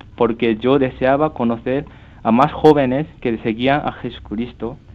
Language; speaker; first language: Spanish; non-native, fluent; Japanese